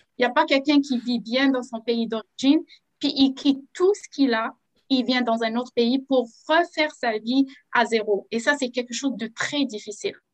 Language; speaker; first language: French; non-native, local second language; Arabic